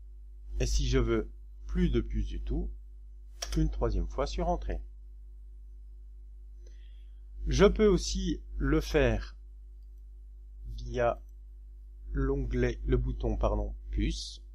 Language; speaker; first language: French; native; French